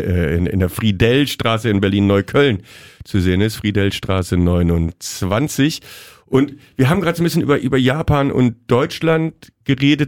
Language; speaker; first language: German; native; German